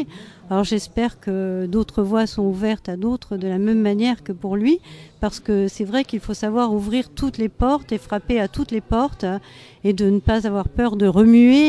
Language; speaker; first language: French; native; French